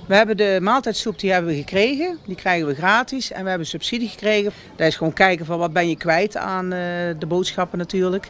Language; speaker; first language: Dutch; native; Dutch